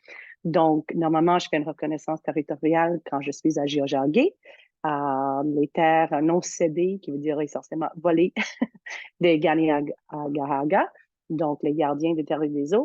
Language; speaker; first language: French; native; French